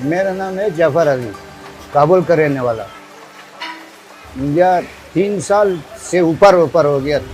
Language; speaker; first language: Hindi; non-native, learner; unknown